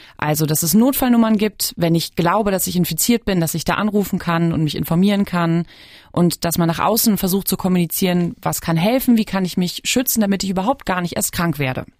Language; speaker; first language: German; native; German